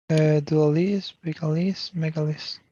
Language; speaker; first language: English; non-native, learner; Portuguese